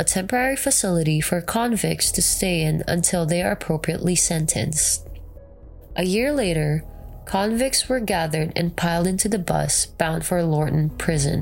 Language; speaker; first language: English; non-native, local second language; Filipino